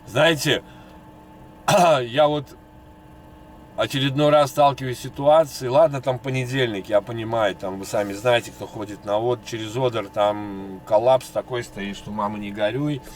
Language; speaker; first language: Russian; native; Russian